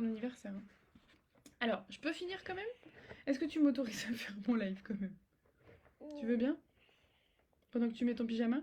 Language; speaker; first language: French; native; French